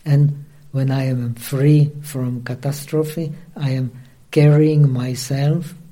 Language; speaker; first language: English; non-native, fluent; Czech